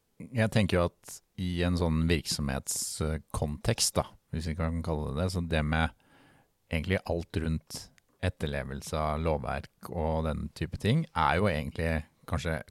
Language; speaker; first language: Norwegian; native; Norwegian